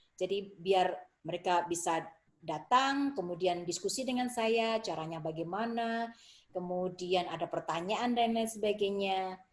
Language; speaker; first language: Indonesian; native; Indonesian